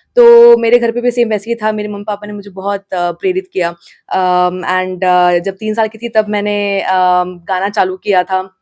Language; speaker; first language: Hindi; non-native, local second language; Malayalam